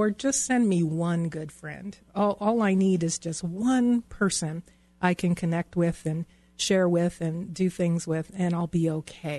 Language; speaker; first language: English; native; English